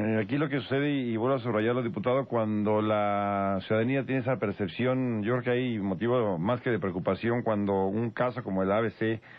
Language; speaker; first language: Spanish; native; Spanish